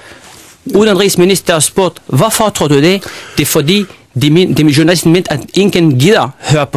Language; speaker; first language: Danish; non-native, fluent; Arabic